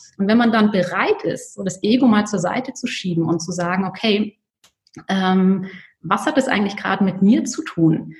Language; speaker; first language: German; native; German